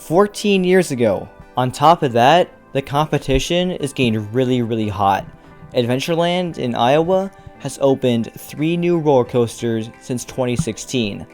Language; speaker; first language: English; native; English